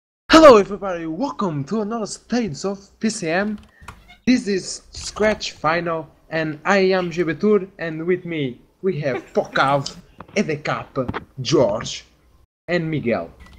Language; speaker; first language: English; non-native, learner; Portuguese